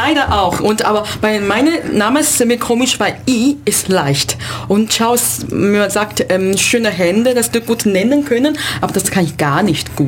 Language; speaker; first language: German; non-native, learner; Chinese